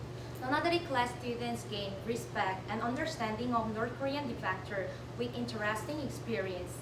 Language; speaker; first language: English; non-native, learner; Korean